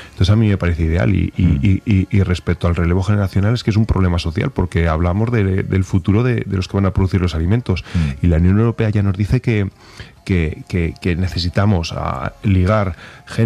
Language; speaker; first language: Spanish; native; Spanish